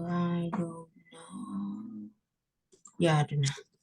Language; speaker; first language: English; non-native, learner; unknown